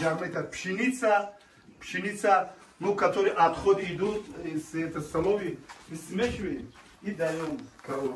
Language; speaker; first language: Russian; non-native, learner; Tajik